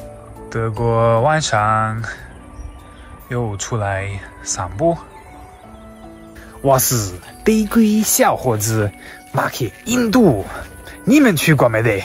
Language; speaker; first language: Chinese; non-native, fluent; German